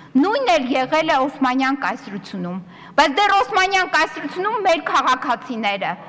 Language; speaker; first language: Armenian; native; Armenian